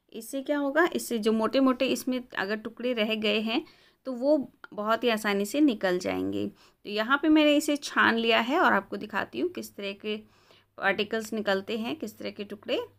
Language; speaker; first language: Hindi; native; Hindi